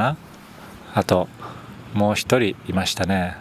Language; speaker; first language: Japanese; native; Japanese